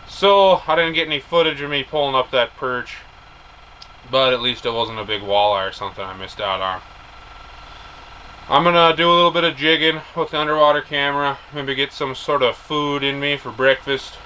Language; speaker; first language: English; native; English